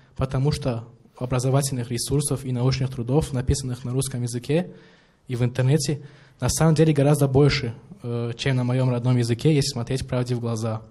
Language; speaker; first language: Russian; non-native, local second language; Tajik